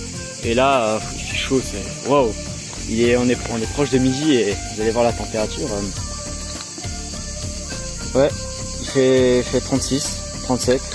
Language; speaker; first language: French; native; French